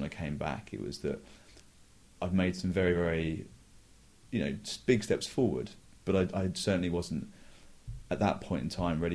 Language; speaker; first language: English; native; English